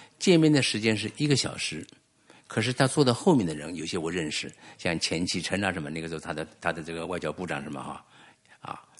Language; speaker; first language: Chinese; native; Chinese